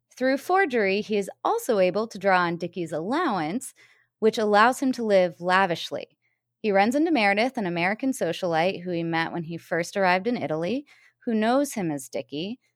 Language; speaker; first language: English; native; English